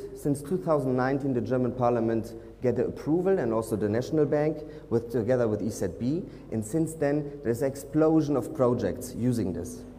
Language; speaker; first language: English; non-native, fluent; German